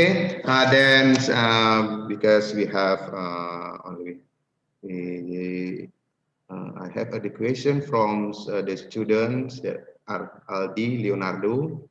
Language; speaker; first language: English; non-native, fluent; Indonesian